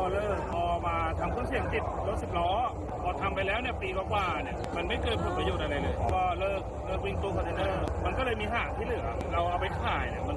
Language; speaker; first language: Thai; native; Thai